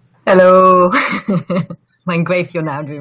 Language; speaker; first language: Welsh; non-native, learner; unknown